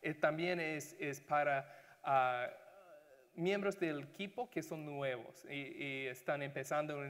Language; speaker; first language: Spanish; non-native, learner; English